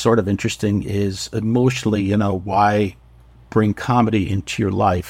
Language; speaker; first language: English; native; English